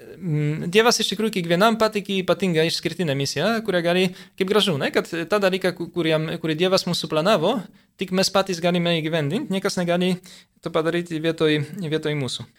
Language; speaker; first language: Lithuanian; early bilingual, heritage; Lithuanian